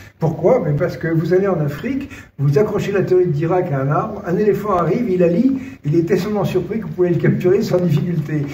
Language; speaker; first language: French; native; French